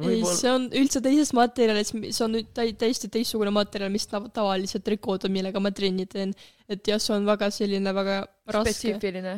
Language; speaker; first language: Estonian; non-native, local second language; Russian